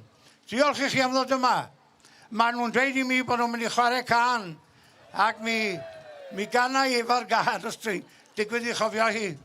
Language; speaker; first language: Welsh; native; Welsh